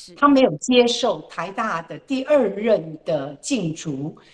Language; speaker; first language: Chinese; native; Chinese